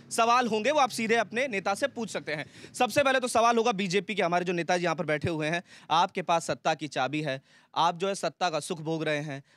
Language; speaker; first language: Hindi; native; Hindi